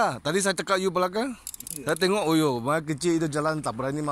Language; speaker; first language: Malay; non-native, local second language; Cantonese